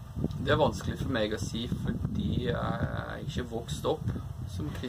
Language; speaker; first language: Norwegian; non-native, fluent; English